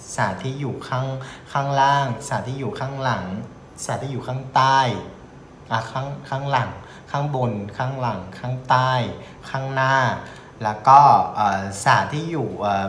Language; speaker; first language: Thai; non-native, fluent; Vietnamese